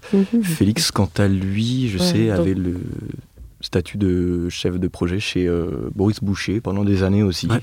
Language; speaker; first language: French; native; French